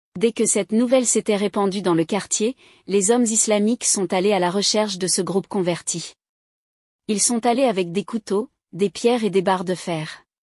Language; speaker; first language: French; non-native, local second language; Rundi